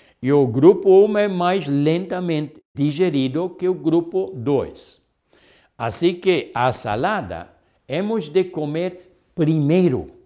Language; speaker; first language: Portuguese; non-native, fluent; German